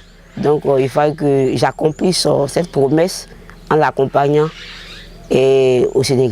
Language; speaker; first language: French; non-native, local second language; Baoulé